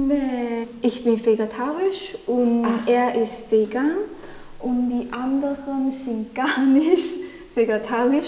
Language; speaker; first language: German; non-native, learner; English